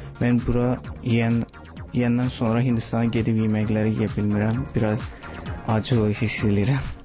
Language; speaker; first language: Azerbaijani; non-native, learner; Tamil